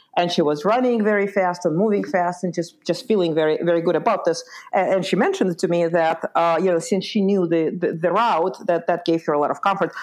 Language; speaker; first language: English; early bilingual, other home language; Lithuanian